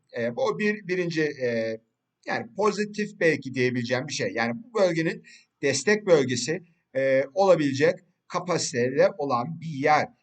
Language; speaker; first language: Turkish; early bilingual, heritage; Turkish